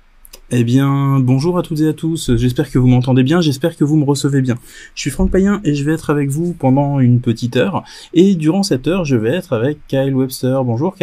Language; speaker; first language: French; native; French